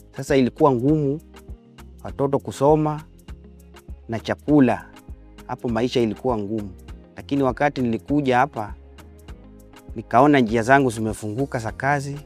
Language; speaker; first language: Swahili; non-native, local second language; Luyia